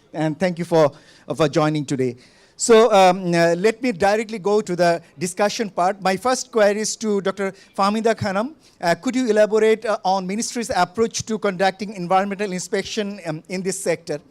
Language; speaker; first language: English; non-native, local second language; Bangla